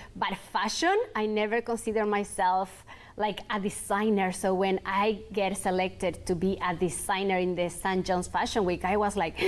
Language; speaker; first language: English; non-native, fluent; Spanish